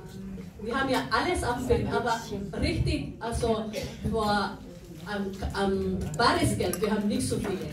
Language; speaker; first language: German; non-native, fluent; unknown